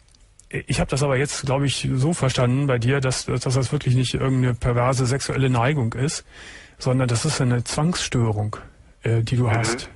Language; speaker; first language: German; native; German